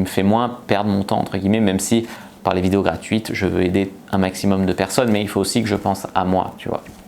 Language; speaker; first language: French; native; French